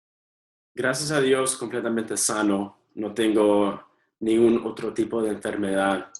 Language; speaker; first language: Spanish; early bilingual, heritage; Spanish